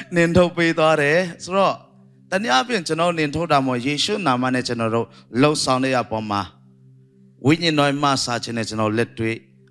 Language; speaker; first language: Burmese; non-native, local second language; Tedim Chin